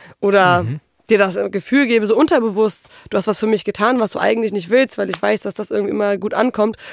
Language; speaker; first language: German; early bilingual, other home language; Polish